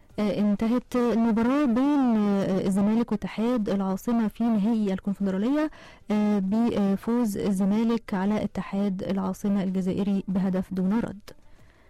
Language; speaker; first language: Arabic; native; Arabic